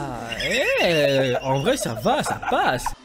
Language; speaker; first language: French; native; French